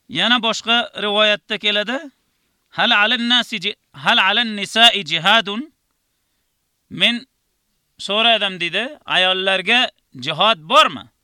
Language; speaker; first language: Uzbek; native; Uzbek